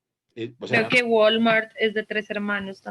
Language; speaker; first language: Spanish; native; Spanish